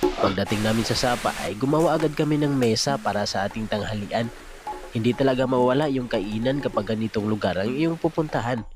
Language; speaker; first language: Filipino; non-native, local second language; Cebuano